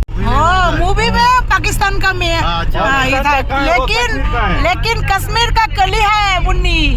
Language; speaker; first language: Hindi; non-native, local second language; Bangla